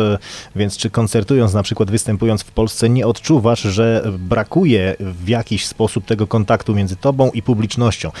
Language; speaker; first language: Polish; native; Polish